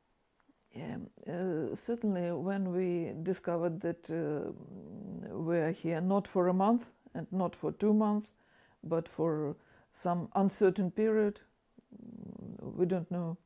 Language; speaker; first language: English; non-native, fluent; Ukrainian